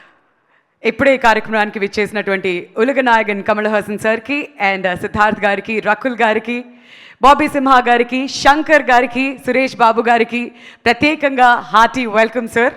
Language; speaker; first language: Telugu; native; Telugu